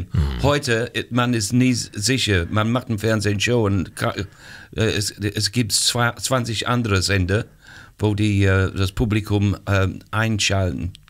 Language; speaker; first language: German; non-native, fluent; English